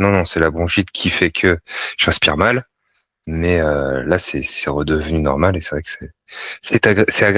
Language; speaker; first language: French; native; French